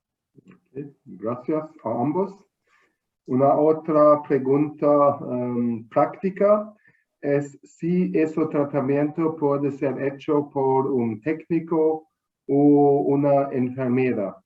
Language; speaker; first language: Spanish; non-native, fluent; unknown